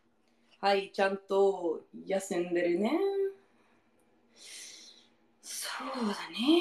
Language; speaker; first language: Japanese; non-native, learner; English